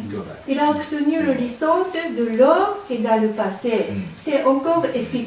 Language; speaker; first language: French; non-native, learner; Japanese